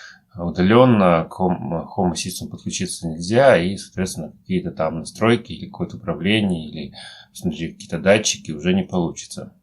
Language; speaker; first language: Russian; native; Russian